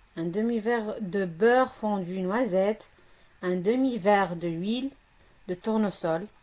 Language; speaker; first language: French; non-native, local second language; Arabic